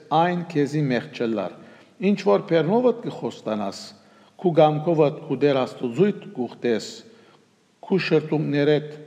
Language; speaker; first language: Armenian; early bilingual, heritage; Armenian